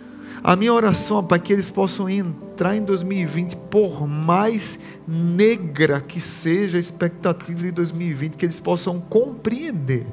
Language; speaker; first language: Portuguese; native; Portuguese